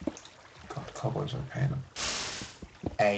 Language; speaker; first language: English; native; English